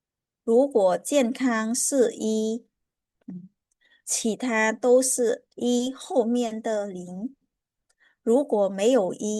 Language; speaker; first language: Chinese; non-native, fluent; Khmer